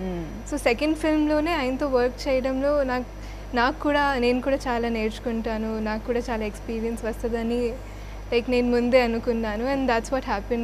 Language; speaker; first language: Telugu; non-native, learner; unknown